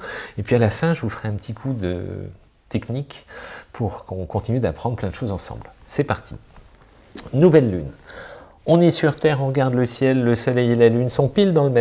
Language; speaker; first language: French; native; French